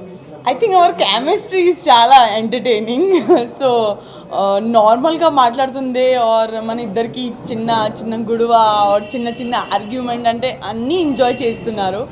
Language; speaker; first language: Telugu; non-native, learner; Gujarati